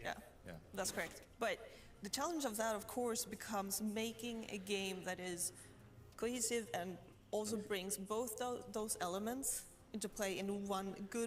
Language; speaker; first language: English; non-native, fluent; Swedish